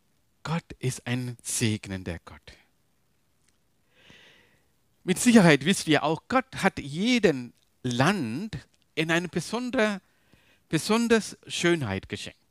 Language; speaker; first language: German; non-native, learner; Tamil